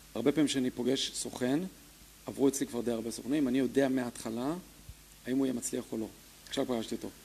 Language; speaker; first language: Hebrew; early bilingual, other home language; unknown